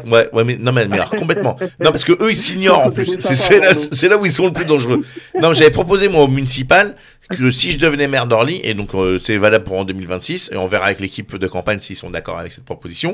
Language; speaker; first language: French; native; French